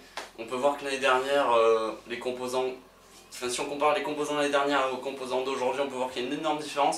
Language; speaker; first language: French; native; French